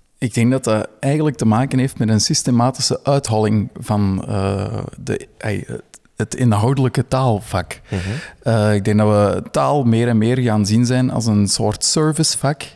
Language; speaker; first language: Dutch; native; Dutch